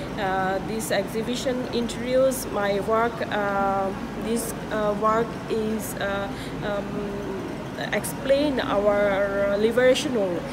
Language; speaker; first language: English; non-native, learner; Bangla